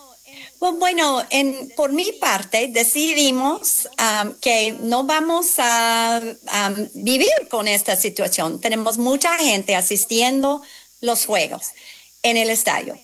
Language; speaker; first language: Spanish; non-native, fluent; English